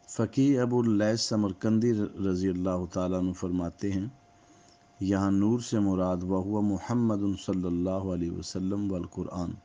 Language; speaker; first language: Urdu; native; Urdu